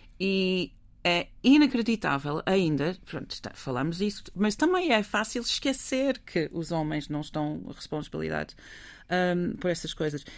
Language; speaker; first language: Portuguese; non-native, fluent; English